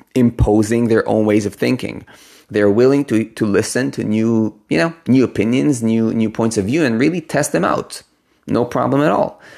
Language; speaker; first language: English; non-native, fluent; Hebrew